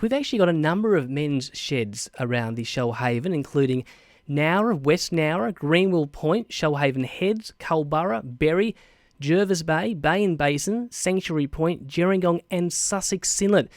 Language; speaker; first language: English; native; English